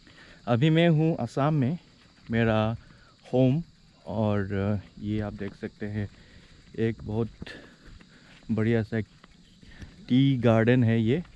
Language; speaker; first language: Hindi; non-native, local second language; Assamese